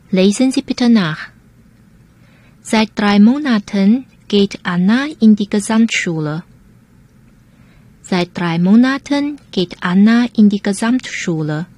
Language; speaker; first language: German; non-native, fluent; Chinese